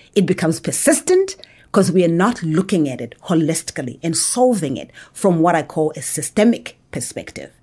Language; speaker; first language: English; non-native, local second language; Shona